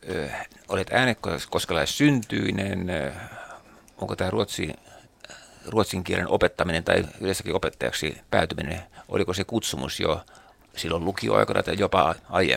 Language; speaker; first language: Finnish; native; Finnish